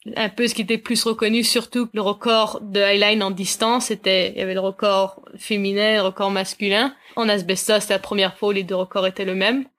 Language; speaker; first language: French; native; French